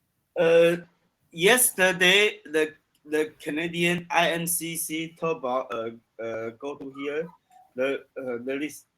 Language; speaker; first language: English; non-native, learner; Chinese